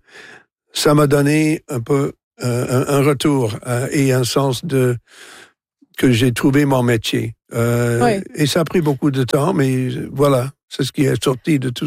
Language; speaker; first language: French; non-native, local second language; English